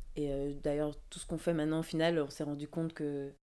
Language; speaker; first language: French; native; French